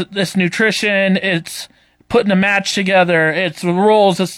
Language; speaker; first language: English; native; English